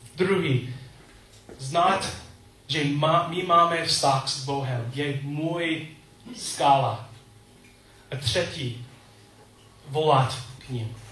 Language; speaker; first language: Czech; non-native, learner; English